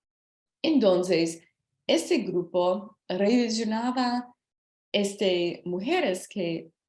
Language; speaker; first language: Spanish; non-native, learner; English